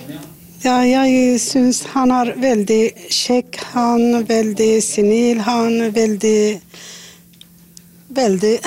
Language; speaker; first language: Norwegian; non-native, learner; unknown